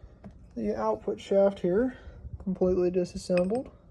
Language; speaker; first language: English; native; English